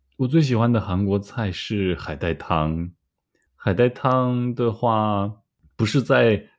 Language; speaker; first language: Chinese; native; Chinese